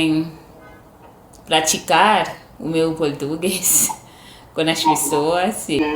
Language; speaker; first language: Portuguese; non-native, learner; Haitian Creole